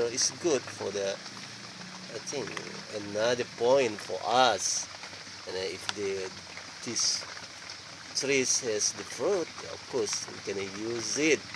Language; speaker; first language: English; non-native, learner; Indonesian